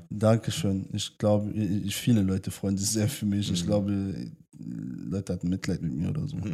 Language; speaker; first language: German; early bilingual, other home language; French